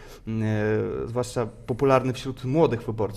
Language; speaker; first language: Polish; native; Polish